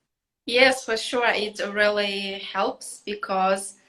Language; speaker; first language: English; non-native, fluent; Kazakh